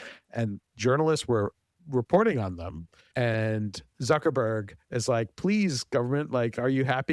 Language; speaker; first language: English; native; English